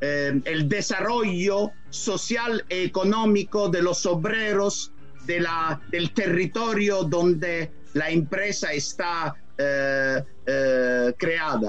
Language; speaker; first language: Spanish; non-native, fluent; Italian